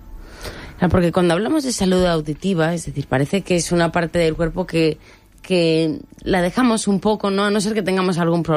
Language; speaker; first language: Spanish; native; Spanish